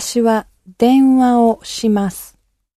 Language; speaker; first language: Japanese; non-native, learner; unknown